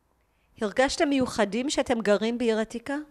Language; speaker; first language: Hebrew; native; Hebrew